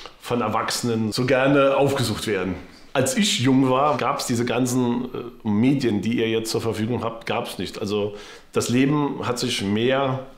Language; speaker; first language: German; native; German